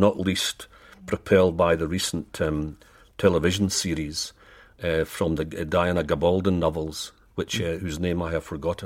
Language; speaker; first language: English; native; English